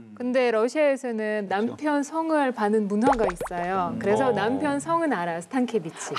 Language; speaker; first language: Korean; non-native, fluent; Russian